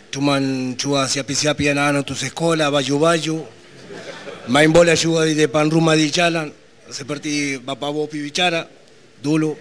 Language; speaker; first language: Indonesian; non-native, learner; Spanish